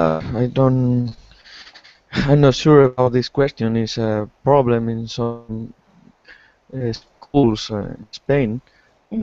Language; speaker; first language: English; non-native, learner; Spanish